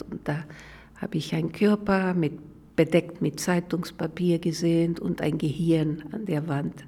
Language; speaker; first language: German; non-native, fluent; Spanish